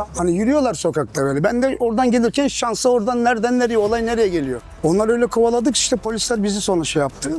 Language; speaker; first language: Turkish; early bilingual, heritage; Turkish